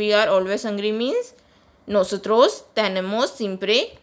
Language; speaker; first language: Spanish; non-native, learner; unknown